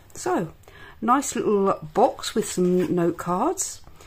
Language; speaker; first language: English; native; English